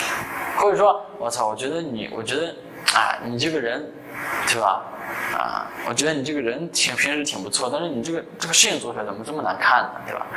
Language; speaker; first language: Chinese; native; Chinese